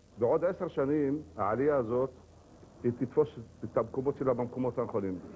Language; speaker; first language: Hebrew; early bilingual, other home language; Arabic